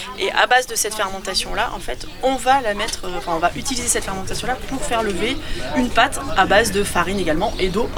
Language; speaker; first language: French; native; French